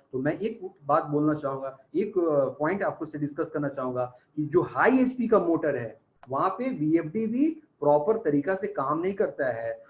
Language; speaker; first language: Hindi; native; Hindi